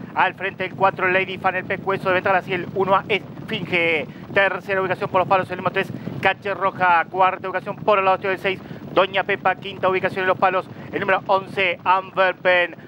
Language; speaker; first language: Spanish; native; Spanish